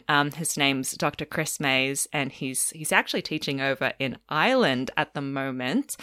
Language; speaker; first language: English; native; English